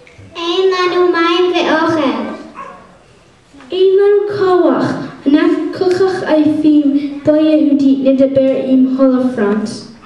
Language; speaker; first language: Hebrew; non-native, learner; English